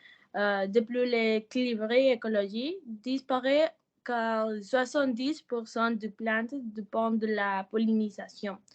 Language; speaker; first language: French; non-native, learner; Spanish